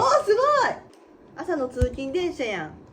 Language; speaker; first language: Japanese; native; Japanese